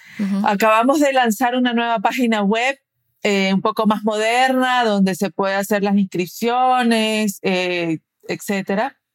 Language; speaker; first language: Spanish; early bilingual, heritage; Spanish